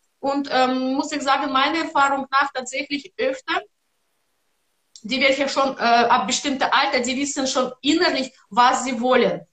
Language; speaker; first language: German; non-native, learner; Russian